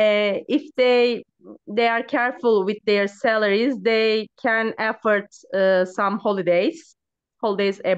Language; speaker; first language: English; non-native, learner; Turkish